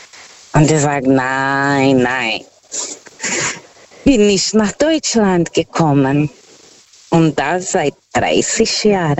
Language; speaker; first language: German; non-native, fluent; Portuguese